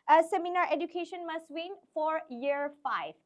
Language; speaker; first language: English; non-native, local second language; Malay